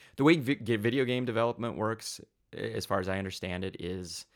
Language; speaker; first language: English; native; English